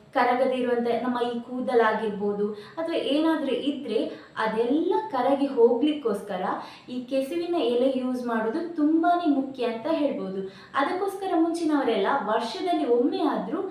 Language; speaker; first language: Kannada; non-native, local second language; Tulu